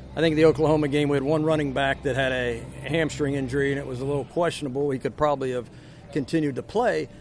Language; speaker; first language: English; native; English